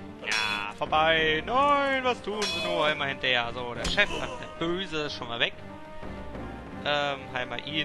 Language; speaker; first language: German; native; German